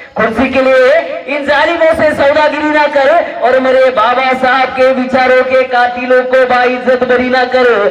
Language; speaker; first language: Hindi; non-native, local second language; Marathi